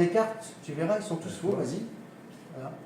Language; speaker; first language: French; native; French